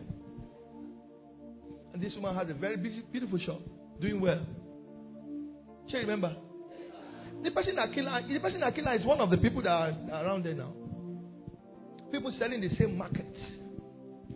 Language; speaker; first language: English; non-native, local second language; Yoruba